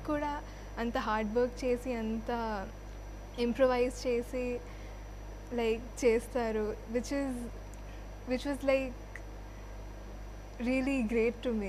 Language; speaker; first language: Telugu; non-native, fluent; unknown